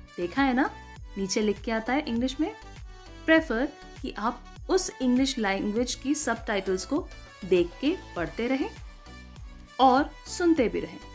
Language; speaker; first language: Hindi; native; Hindi